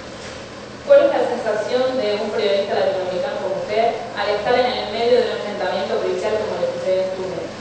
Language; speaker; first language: Spanish; native; Spanish